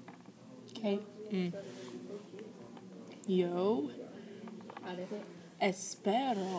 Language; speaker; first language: Spanish; non-native, learner; English